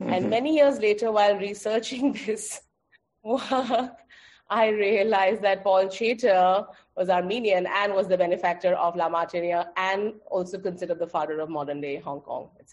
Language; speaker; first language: English; non-native, local second language; Bangla